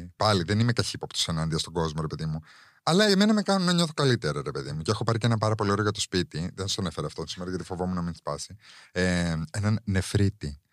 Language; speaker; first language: Greek; early bilingual, heritage; Greek